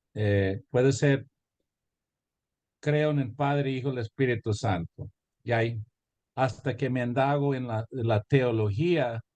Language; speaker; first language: Spanish; early bilingual, heritage; Spanish